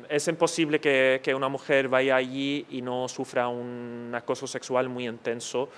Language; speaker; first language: Spanish; non-native, fluent; Arabic